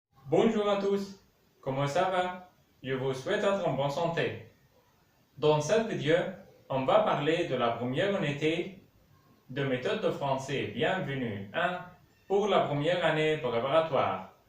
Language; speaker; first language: French; non-native, local second language; Arabic